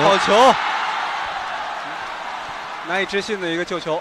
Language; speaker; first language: Chinese; native; Chinese